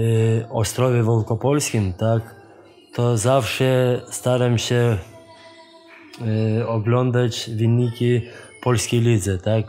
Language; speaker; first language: Polish; non-native, fluent; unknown